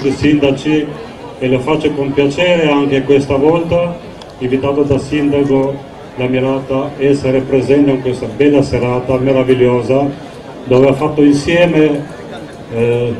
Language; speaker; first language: Italian; non-native, fluent; Albanian